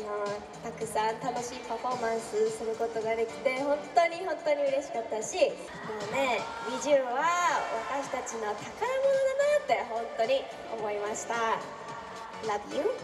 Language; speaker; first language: Japanese; native; Japanese